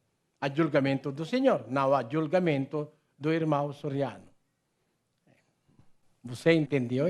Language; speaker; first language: Portuguese; non-native, learner; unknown